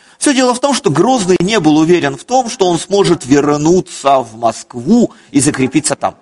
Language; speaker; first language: Russian; native; Russian